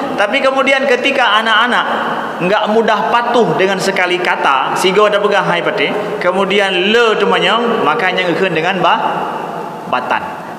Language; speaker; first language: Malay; non-native, local second language; Achinese